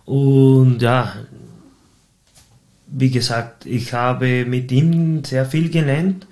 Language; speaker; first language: German; non-native, fluent; Spanish